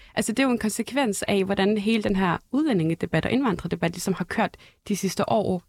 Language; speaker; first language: Danish; early bilingual, other home language; Arabic